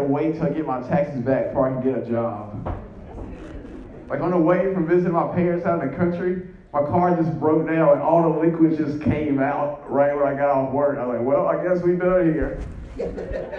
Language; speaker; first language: English; native; English